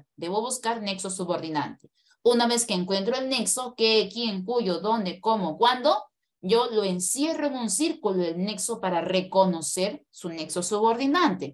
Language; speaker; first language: Spanish; native; Spanish